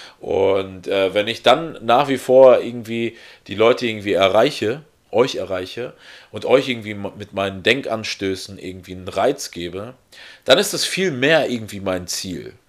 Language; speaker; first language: German; early bilingual, other home language; Russian